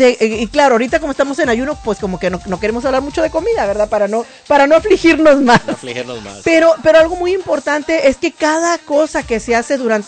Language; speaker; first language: Spanish; native; Spanish